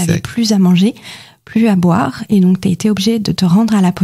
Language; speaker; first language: French; native; French